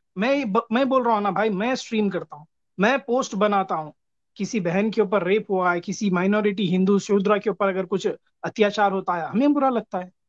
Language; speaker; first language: Hindi; native; Hindi